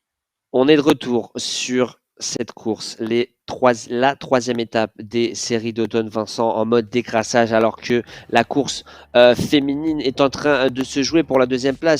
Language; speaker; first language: French; native; French